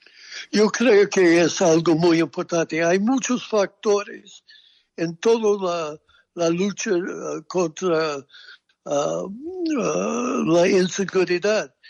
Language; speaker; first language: Spanish; non-native, fluent; English